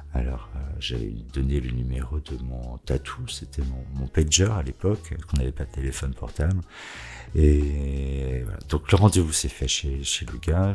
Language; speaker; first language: French; native; French